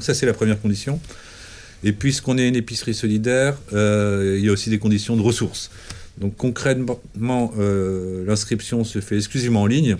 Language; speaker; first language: French; native; French